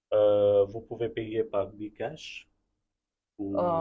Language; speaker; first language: French; non-native, fluent; Bangla